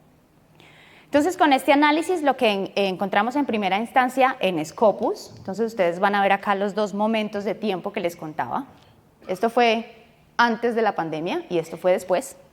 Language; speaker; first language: Spanish; native; Spanish